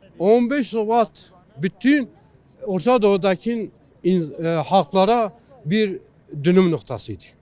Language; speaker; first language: Turkish; non-native, local second language; Kurdish